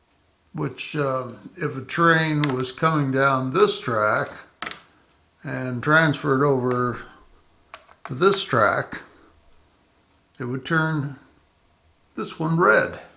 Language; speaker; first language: English; native; English